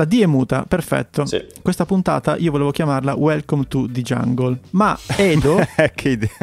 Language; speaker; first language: Italian; native; Italian